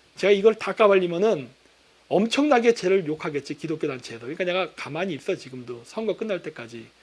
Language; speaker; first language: Korean; native; Korean